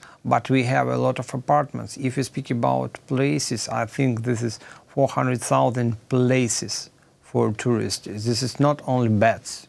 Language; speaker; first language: English; non-native, learner; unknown